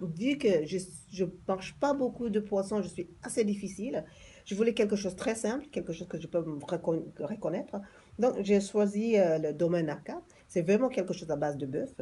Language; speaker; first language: French; non-native, fluent; English